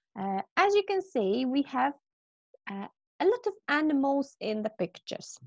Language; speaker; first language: English; non-native, fluent; Polish